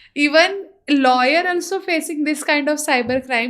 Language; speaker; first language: Hindi; non-native, local second language; Marathi